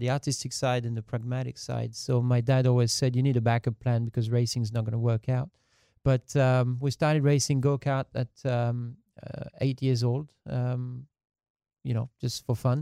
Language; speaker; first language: English; non-native, fluent; French